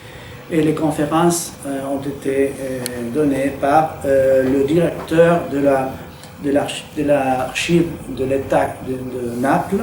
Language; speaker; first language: French; non-native, fluent; Spanish